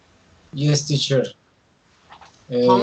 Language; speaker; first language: English; non-native, learner; Spanish